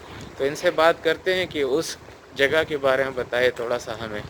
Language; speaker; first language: Urdu; native; Urdu